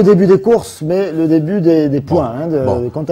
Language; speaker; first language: French; native; French